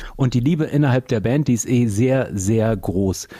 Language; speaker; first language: German; native; German